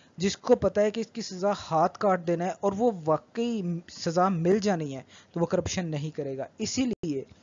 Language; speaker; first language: Urdu; native; Urdu